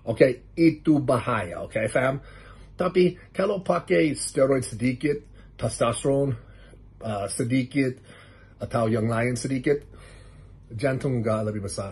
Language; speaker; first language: Indonesian; non-native, learner; English